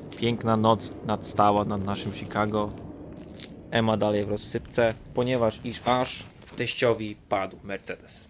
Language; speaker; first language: Polish; native; Polish